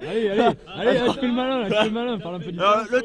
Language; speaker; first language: French; native; French